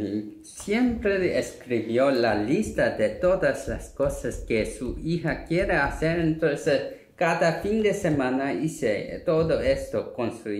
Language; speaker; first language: Spanish; non-native, learner; Korean